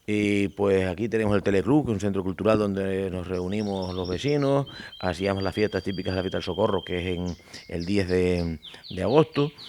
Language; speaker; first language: Spanish; native; Spanish